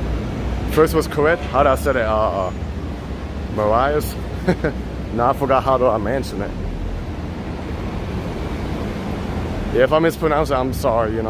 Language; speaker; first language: English; non-native, local second language; Spanish